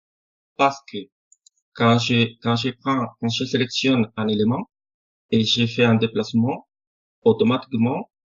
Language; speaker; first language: French; non-native, fluent; Spanish